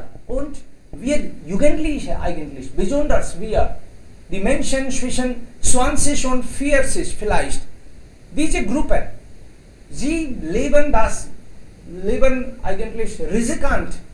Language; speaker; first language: German; non-native, fluent; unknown